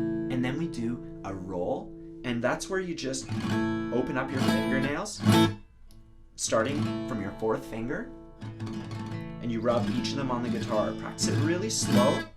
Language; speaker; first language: English; native; English